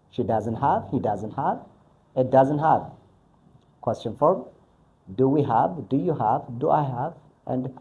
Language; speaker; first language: English; non-native, local second language; Amharic